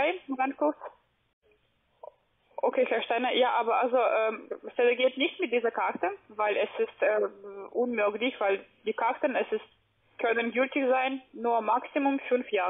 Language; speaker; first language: German; non-native, learner; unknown